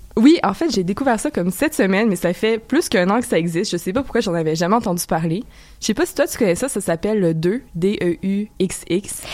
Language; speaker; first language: French; native; French